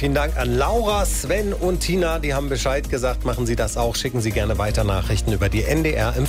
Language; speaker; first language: German; native; German